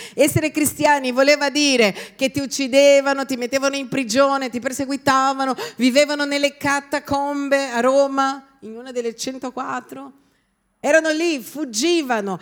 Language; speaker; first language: Italian; non-native, fluent; Portuguese